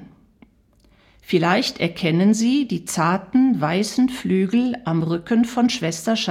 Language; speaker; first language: German; native; German